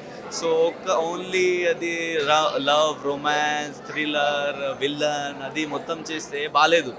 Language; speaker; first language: Telugu; non-native, learner; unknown